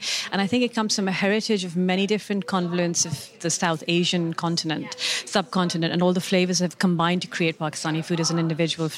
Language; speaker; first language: English; non-native, local second language; Urdu